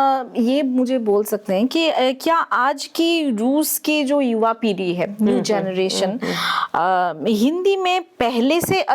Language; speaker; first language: Hindi; native; Hindi